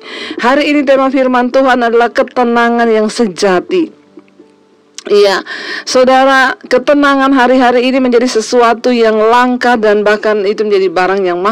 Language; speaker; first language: Indonesian; native; Indonesian